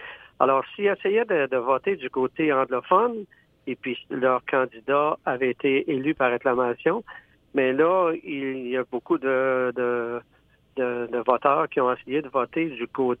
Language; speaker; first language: French; native; French